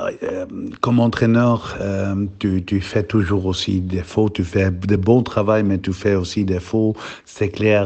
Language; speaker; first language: French; non-native, fluent; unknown